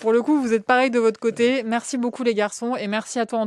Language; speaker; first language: French; native; French